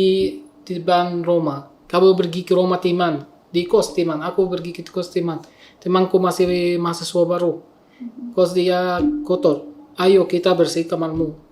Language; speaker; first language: Indonesian; non-native, learner; Arabic